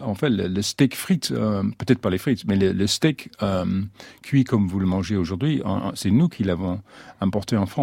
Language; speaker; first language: French; non-native, fluent; English